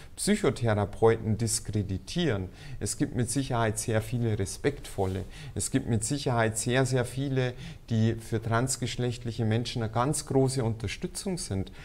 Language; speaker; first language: German; native; German